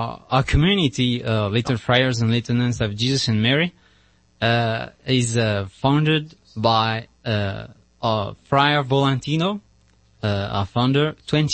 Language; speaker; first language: English; non-native, learner; French